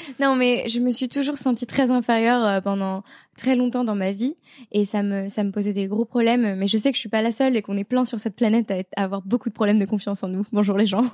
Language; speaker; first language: French; native; French